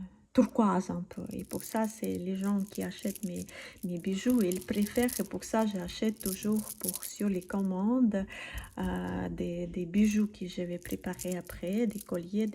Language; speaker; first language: French; non-native, learner; Russian